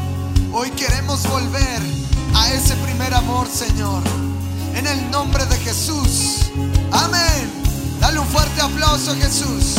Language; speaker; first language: Spanish; native; Spanish